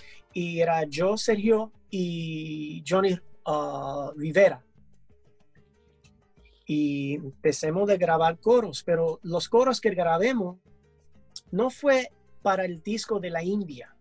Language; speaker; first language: Spanish; early bilingual, heritage; English